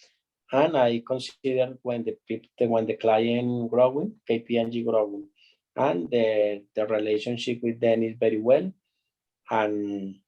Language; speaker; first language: English; non-native, learner; Spanish